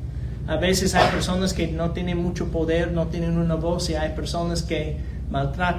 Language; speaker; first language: Spanish; non-native, fluent; English